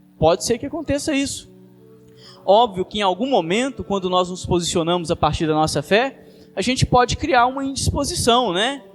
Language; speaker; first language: Portuguese; native; Portuguese